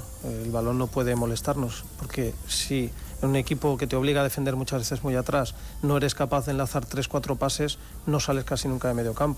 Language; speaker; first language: Spanish; native; Spanish